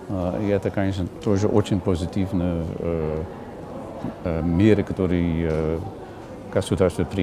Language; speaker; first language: Russian; non-native, learner; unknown